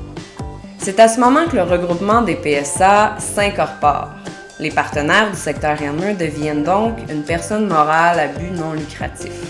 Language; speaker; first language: French; native; French